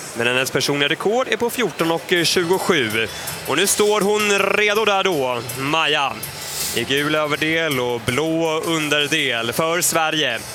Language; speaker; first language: Swedish; native; Swedish